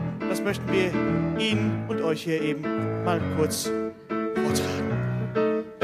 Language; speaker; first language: German; native; German